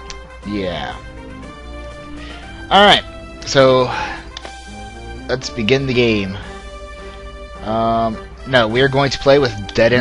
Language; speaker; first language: English; native; English